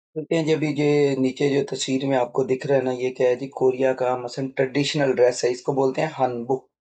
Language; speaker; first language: Urdu; non-native, local second language; Punjabi